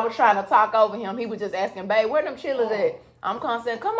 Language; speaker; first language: English; native; English